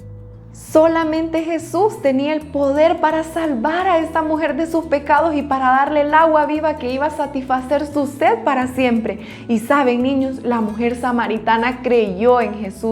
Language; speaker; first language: Spanish; native; Spanish